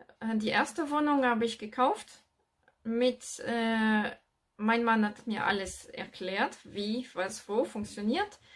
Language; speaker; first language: German; non-native, learner; French